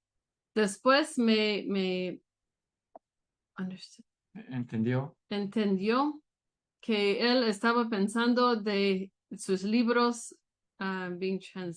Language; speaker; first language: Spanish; non-native, learner; English